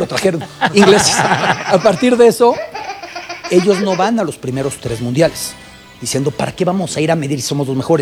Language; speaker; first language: Spanish; native; Spanish